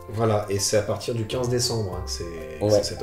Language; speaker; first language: French; native; French